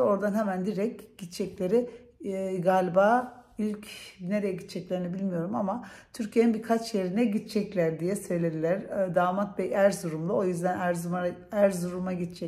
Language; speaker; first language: Turkish; early bilingual, heritage; Turkish